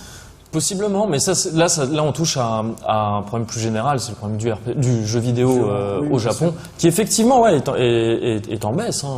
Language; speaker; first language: French; native; French